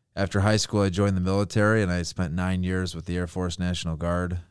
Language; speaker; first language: English; native; English